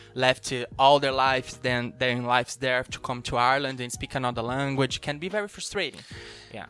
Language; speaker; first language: English; non-native, learner; Portuguese